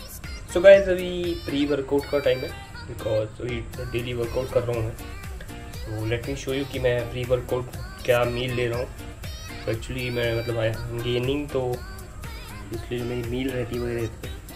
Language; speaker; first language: Hindi; native; Hindi